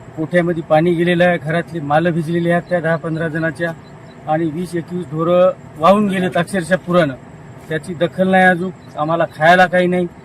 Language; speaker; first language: Marathi; native; Marathi